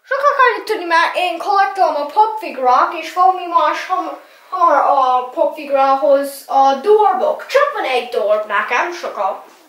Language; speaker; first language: Hungarian; early bilingual, heritage; English